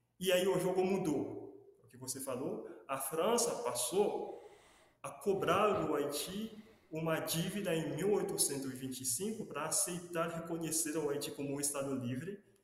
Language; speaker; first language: Portuguese; non-native, fluent; Haitian Creole